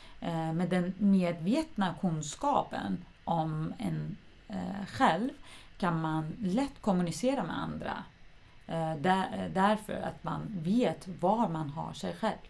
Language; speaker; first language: Swedish; non-native, fluent; Persian